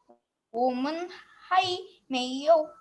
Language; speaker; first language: Chinese; non-native, learner; Indonesian